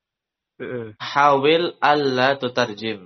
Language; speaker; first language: Arabic; non-native, fluent; Indonesian